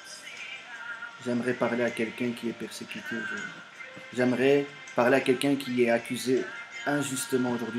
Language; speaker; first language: French; native; French